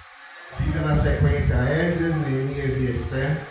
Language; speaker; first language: Portuguese; native; Portuguese